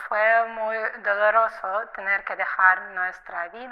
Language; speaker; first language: Spanish; non-native, fluent; Russian